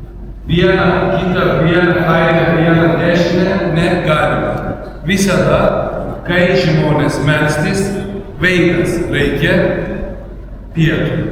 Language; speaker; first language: Lithuanian; non-native, learner; Turkish